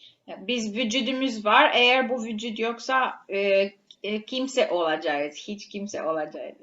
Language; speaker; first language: Turkish; non-native, learner; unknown